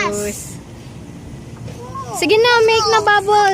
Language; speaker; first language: Filipino; native; Filipino